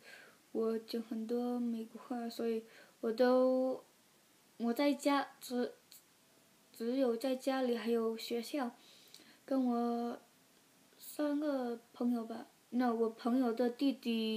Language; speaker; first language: Chinese; early bilingual, heritage; Chinese